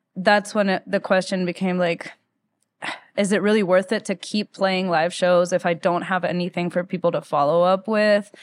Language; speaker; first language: English; early bilingual, other home language; Spanish